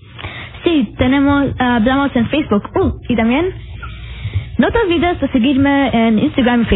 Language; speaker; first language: Spanish; early bilingual, heritage; Spanish